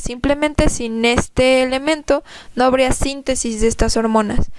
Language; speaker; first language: Spanish; native; Spanish